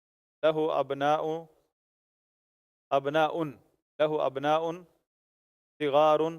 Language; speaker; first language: Arabic; non-native, fluent; Urdu